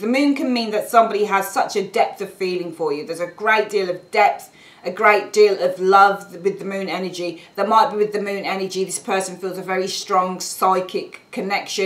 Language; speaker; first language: English; native; English